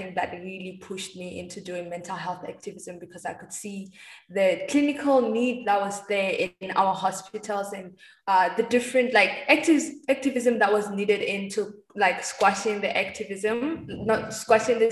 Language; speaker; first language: English; non-native, local second language; Tswana